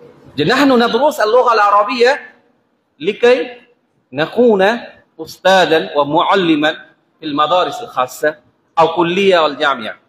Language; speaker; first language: Arabic; non-native, fluent; Bangla